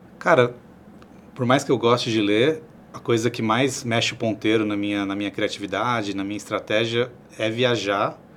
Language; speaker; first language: Portuguese; native; Portuguese